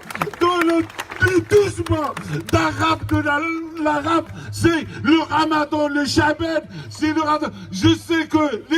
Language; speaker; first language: French; non-native, learner; Arabic